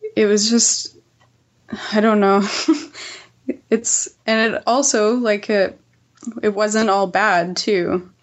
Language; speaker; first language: English; native; English